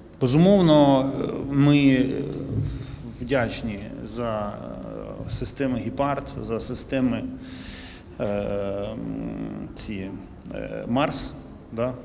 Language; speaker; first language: Ukrainian; native; Ukrainian